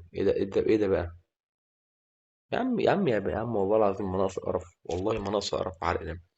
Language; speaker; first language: Arabic; native; Arabic